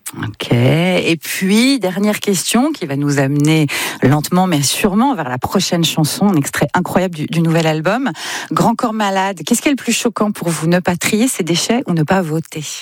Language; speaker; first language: French; native; French